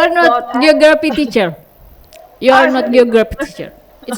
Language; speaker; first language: English; non-native, learner; Indonesian